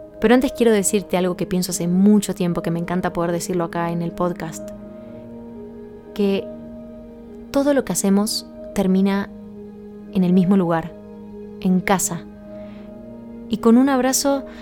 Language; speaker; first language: Spanish; native; Spanish